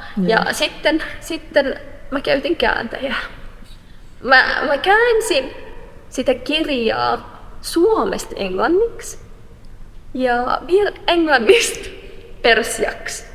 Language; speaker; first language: Finnish; non-native, fluent; Persian